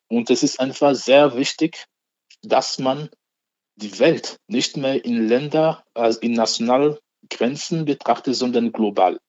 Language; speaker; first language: German; non-native, fluent; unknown